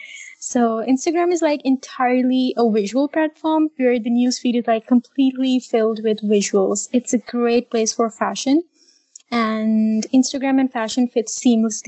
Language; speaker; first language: English; non-native, local second language; Urdu